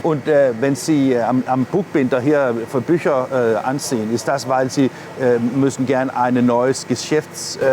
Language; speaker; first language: German; non-native, learner; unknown